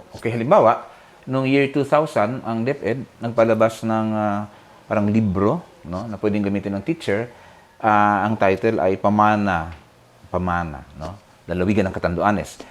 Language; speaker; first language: Filipino; non-native, local second language; Bikol